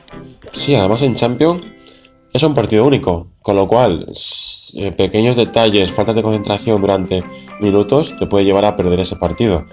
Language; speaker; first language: Spanish; native; Spanish